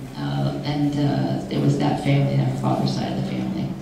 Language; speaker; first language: English; native; English